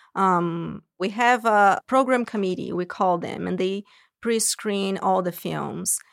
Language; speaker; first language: English; non-native, fluent; Portuguese